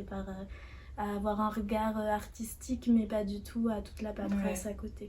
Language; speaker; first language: French; native; French